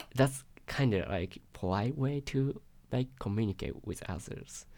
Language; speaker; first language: English; non-native, learner; Japanese